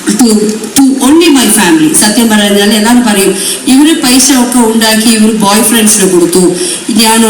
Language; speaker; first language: Malayalam; non-native, local second language; Tamil